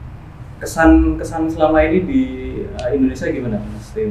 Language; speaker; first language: Indonesian; native; Indonesian